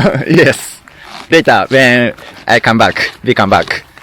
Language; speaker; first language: English; non-native, learner; Japanese